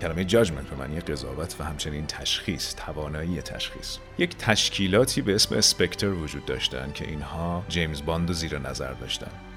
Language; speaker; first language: Persian; native; Persian